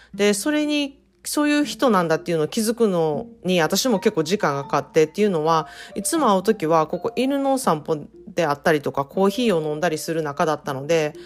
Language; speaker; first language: Japanese; native; Japanese